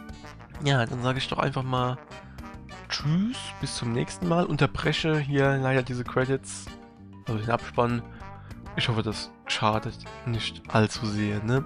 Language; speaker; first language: German; native; German